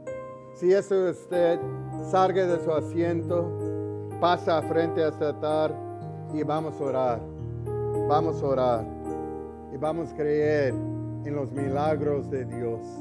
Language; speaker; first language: Spanish; early bilingual, heritage; English